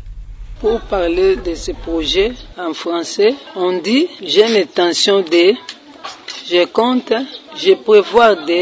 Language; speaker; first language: French; non-native, learner; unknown